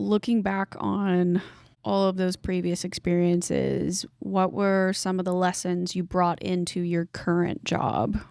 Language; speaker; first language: English; native; English